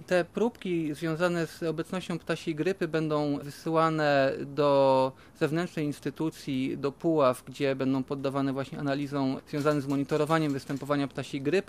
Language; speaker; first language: Polish; native; Polish